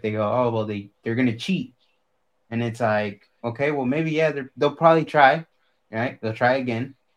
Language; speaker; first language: English; early bilingual, other home language; Spanish